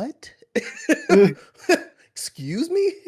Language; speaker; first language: English; native; English